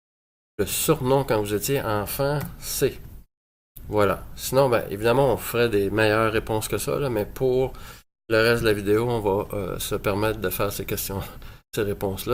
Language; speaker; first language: French; native; French